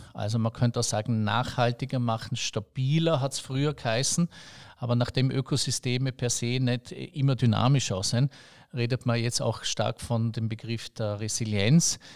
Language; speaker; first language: German; native; German